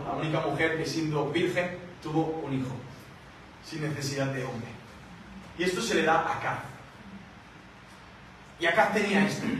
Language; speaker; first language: Spanish; native; Spanish